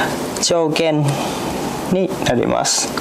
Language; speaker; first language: Japanese; non-native, learner; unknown